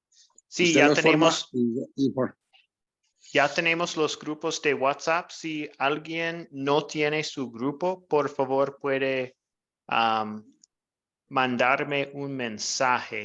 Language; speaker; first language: Spanish; non-native, fluent; English